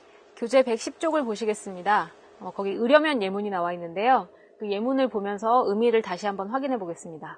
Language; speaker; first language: Korean; native; Korean